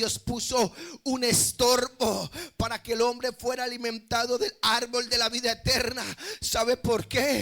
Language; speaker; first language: Spanish; native; Spanish